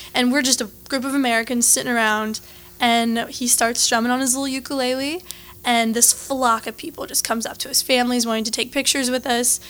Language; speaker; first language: English; native; English